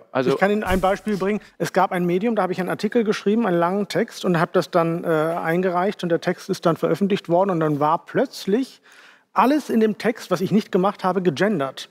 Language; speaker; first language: German; native; German